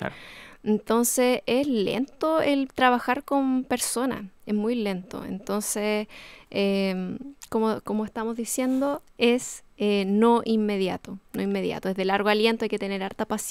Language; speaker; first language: Spanish; native; Spanish